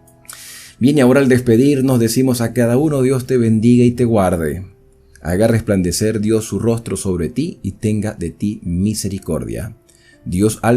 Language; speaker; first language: Spanish; native; Spanish